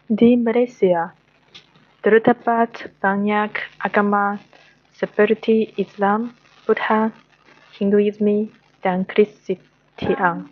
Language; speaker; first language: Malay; non-native, learner; Chinese